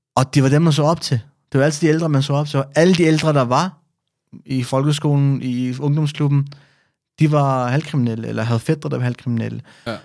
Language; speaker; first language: Danish; early bilingual, other home language; Persian